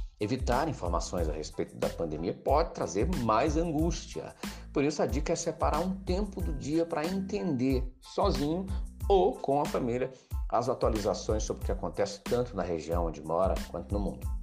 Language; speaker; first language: Portuguese; native; Portuguese